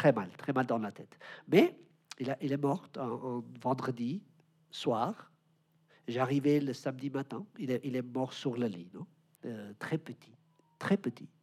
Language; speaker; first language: French; non-native, learner; Spanish